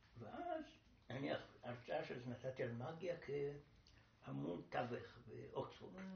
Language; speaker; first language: Hebrew; non-native, fluent; Romanian